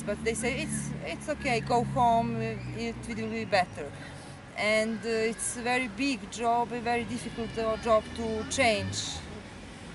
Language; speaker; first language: English; non-native, learner; Serbian